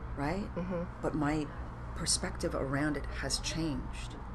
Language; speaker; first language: English; native; English